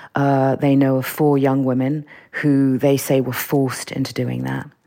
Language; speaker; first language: English; native; English